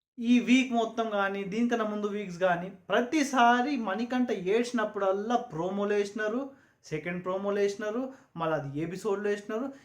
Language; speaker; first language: Telugu; non-native, local second language; Urdu